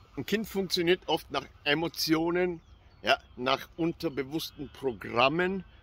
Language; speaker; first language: German; early bilingual, other home language; Albanian